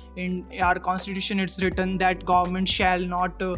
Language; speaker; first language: English; non-native, local second language; Hindi